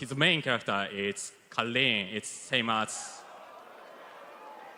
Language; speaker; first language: English; non-native, learner; Japanese